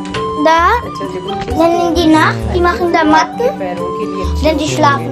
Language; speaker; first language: German; early bilingual, heritage; German